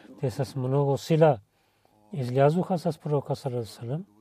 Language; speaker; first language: Bulgarian; non-native, learner; Urdu